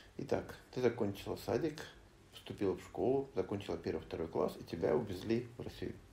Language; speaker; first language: Russian; native; Russian